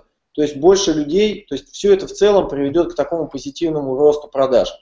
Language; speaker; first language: Russian; native; Russian